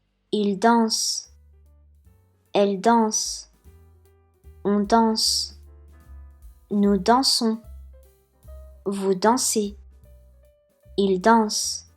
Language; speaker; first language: French; non-native, fluent; Japanese